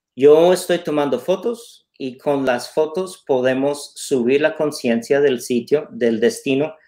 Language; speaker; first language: Spanish; non-native, fluent; English